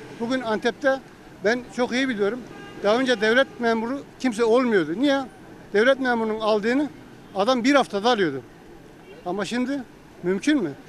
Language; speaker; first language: Turkish; native; Turkish